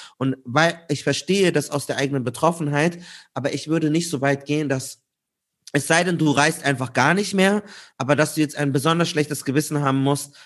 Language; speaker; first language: German; native; German